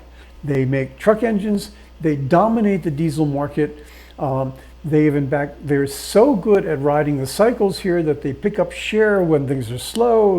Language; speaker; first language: English; native; English